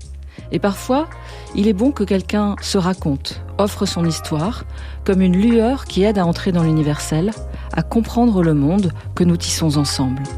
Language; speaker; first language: French; native; French